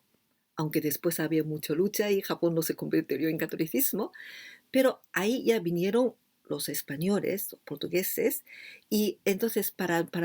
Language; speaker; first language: Spanish; non-native, fluent; Japanese